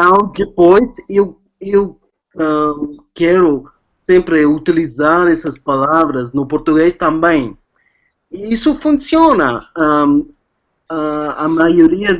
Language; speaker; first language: Portuguese; non-native, fluent; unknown